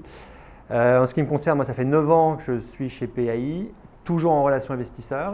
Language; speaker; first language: French; native; French